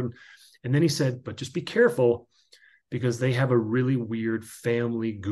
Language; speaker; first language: English; native; English